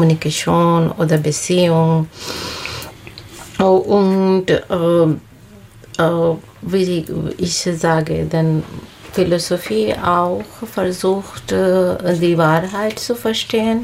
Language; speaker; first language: German; non-native, learner; Bangla